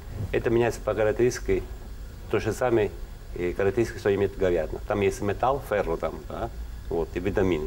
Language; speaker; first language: Russian; non-native, learner; Italian